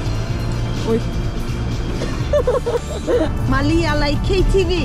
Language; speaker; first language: Chinese; non-native, learner; Armenian